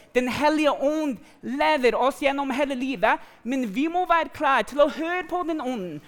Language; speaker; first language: Norwegian; non-native, fluent; English